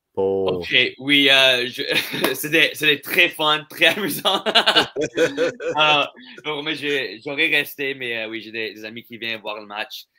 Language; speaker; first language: French; non-native, local second language; English